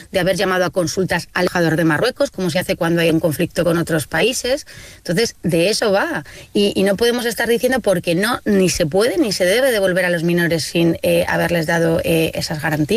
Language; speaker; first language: Spanish; native; Spanish